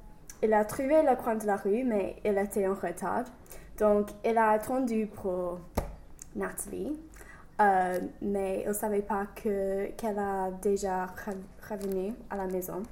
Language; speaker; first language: French; non-native, learner; English